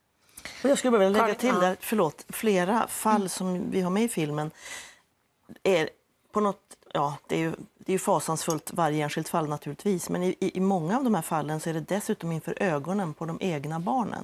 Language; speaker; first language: Swedish; native; Swedish